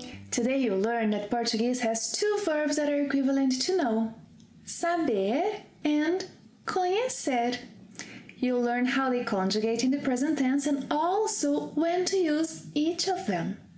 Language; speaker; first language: English; non-native, fluent; Portuguese